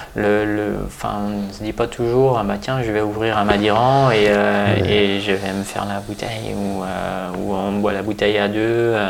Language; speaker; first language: French; non-native, fluent; Dutch